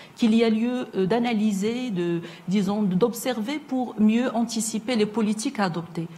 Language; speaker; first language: French; non-native, local second language; Arabic